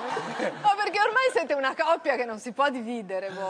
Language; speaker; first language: Italian; native; Italian